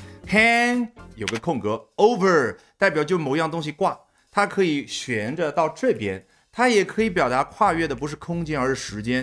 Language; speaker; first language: Chinese; native; Chinese